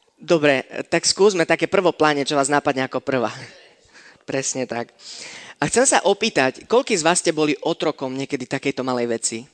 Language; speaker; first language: Slovak; non-native, fluent; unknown